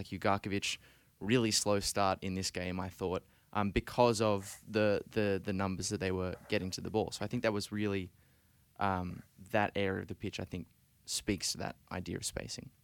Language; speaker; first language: English; native; English